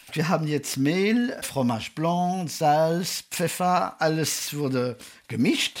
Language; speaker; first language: German; non-native, fluent; French